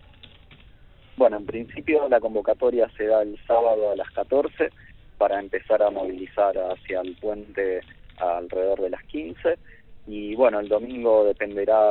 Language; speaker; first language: Spanish; native; Spanish